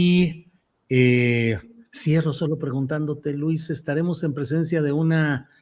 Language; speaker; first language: Spanish; native; Spanish